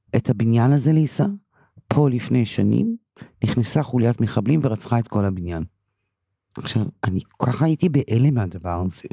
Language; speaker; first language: Hebrew; early bilingual, other home language; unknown